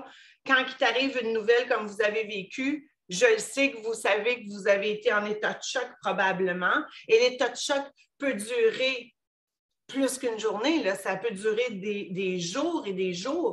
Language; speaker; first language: French; native; French